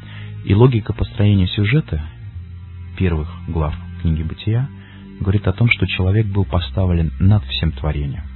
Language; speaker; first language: Russian; native; Russian